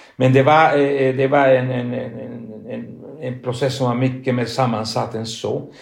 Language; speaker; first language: Swedish; non-native, fluent; Spanish